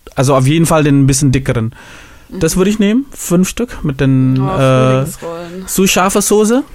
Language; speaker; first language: German; non-native, fluent; Indonesian